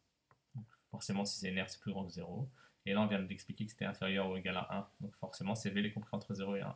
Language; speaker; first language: French; native; French